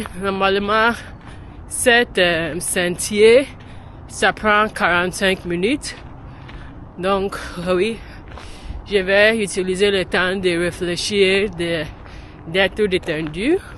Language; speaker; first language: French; non-native, learner; English